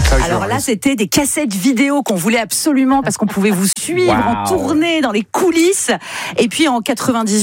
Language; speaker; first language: French; native; French